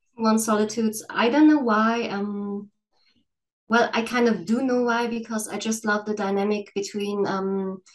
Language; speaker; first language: English; non-native, fluent; German